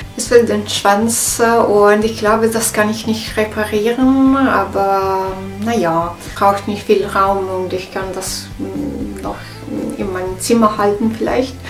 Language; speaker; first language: German; non-native, learner; Italian